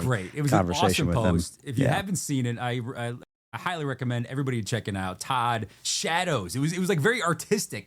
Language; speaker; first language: English; native; English